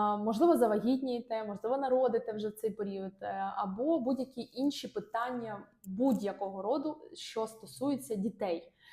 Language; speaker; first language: Ukrainian; non-native, local second language; Russian